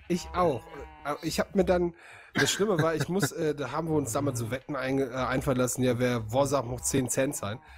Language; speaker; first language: German; native; German